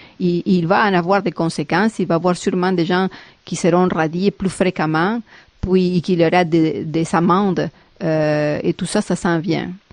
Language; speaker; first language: French; non-native, fluent; Spanish